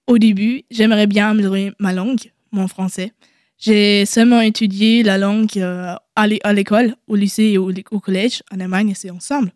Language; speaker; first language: French; non-native, learner; German